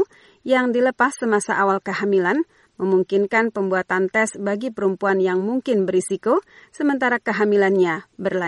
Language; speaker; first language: Indonesian; native; Indonesian